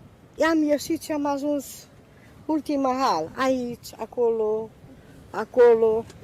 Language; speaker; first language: Romanian; non-native, local second language; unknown